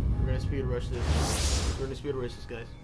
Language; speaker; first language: English; native; English